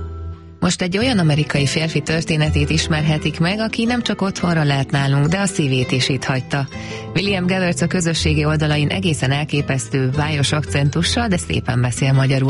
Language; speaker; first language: Hungarian; native; Hungarian